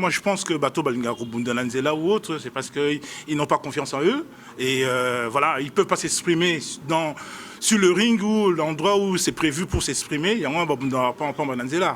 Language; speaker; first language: French; non-native, local second language; Lingala